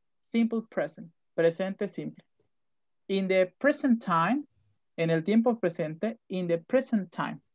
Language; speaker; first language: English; non-native, fluent; Spanish